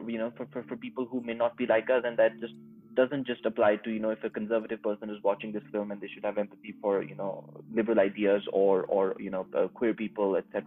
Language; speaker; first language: English; non-native, local second language; Urdu